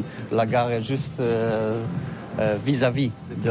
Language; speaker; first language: French; non-native, learner; Polish